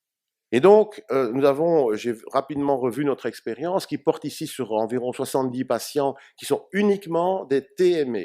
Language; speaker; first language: French; native; French